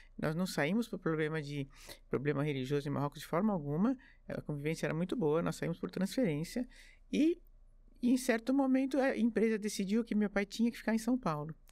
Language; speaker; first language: Portuguese; early bilingual, other home language; French